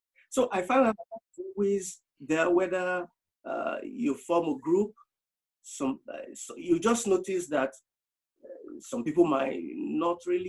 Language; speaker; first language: English; non-native, local second language; Yoruba